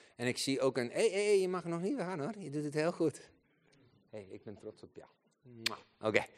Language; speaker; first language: Dutch; non-native, fluent; Spanish